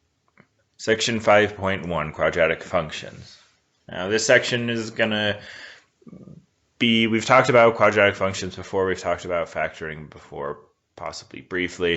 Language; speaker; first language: English; native; English